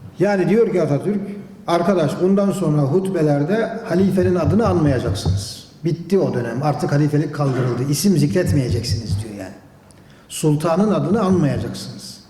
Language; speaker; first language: Turkish; native; Turkish